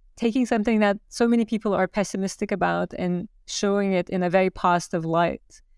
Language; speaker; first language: English; non-native, fluent; Turkish